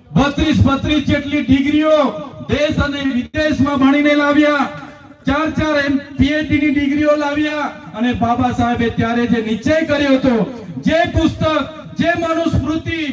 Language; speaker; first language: Gujarati; non-native, local second language; Vasavi